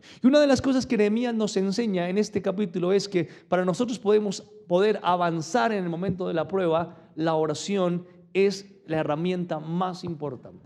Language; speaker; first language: Spanish; native; Spanish